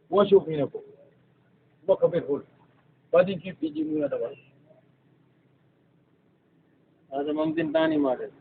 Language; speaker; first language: Arabic; non-native, learner; Filipino